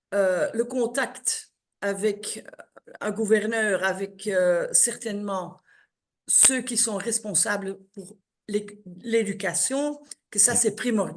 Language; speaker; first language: French; non-native, local second language; Dutch